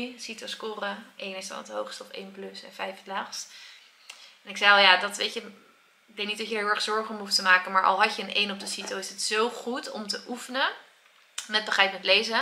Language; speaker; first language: Dutch; native; Dutch